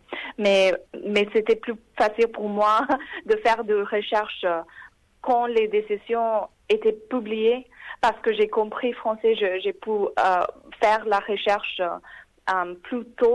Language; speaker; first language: French; non-native, fluent; English